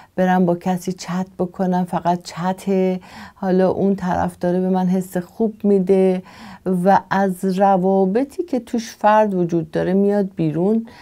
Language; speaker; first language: Persian; native; Persian